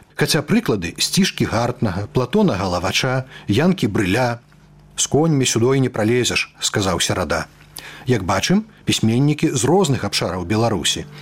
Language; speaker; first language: Belarusian; native; Belarusian